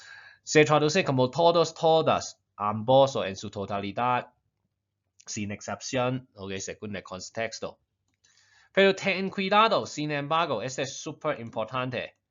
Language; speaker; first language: Spanish; non-native, fluent; Chinese